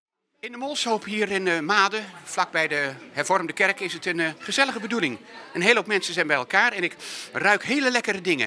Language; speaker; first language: Dutch; native; Dutch